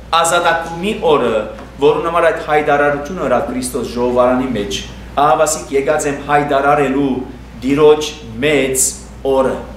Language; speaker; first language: Armenian; early bilingual, heritage; Armenian